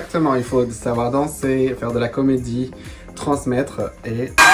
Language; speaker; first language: French; non-native, fluent; Spanish